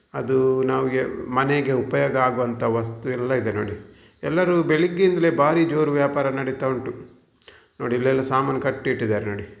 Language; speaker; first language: Kannada; native; Kannada